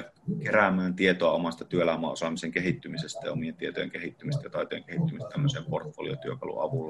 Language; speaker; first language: Finnish; native; Finnish